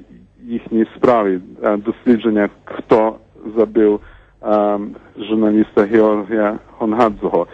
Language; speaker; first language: Ukrainian; early bilingual, heritage; Ukrainian